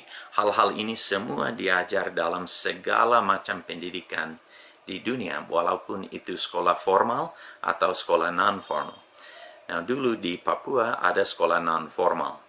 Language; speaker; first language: Indonesian; non-native, fluent; English